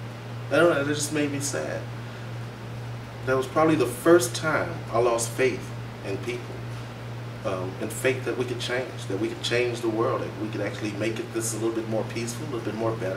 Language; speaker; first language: English; native; English